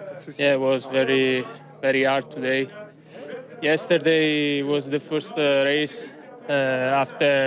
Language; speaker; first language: English; non-native, learner; Italian